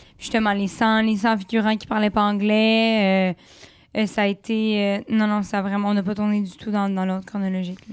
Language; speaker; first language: French; native; French